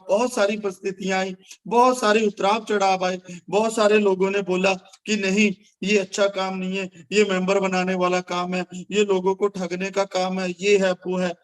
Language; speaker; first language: Hindi; non-native, local second language; Punjabi